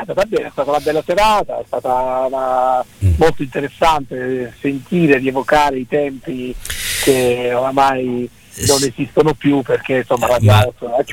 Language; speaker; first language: Italian; native; Italian